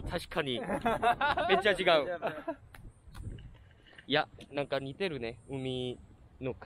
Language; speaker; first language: Japanese; native; Japanese